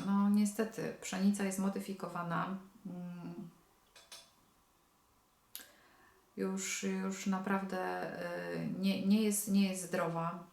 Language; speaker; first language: Polish; native; Polish